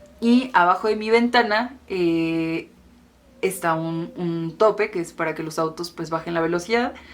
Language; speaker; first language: Spanish; native; Spanish